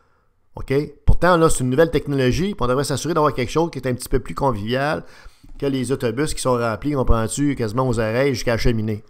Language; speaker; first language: French; native; French